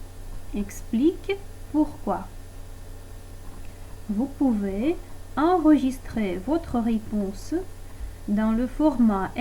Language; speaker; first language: French; non-native, fluent; Russian